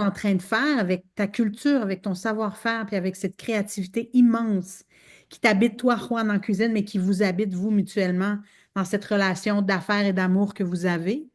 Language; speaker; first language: French; native; French